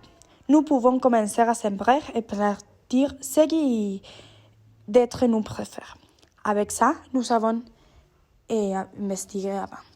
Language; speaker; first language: French; non-native, learner; Spanish